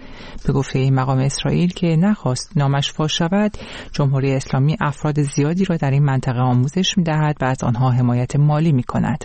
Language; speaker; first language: Persian; native; Persian